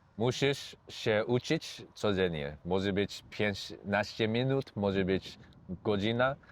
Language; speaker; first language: Polish; non-native, learner; English